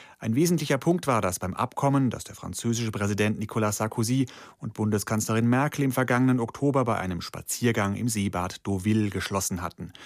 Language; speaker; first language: German; native; German